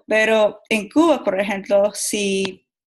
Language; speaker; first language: Spanish; non-native, learner; English